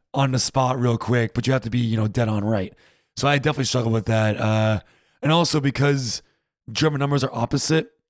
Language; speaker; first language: English; native; English